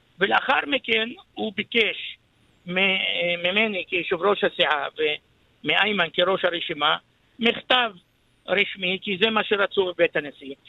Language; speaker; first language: Hebrew; non-native, local second language; Arabic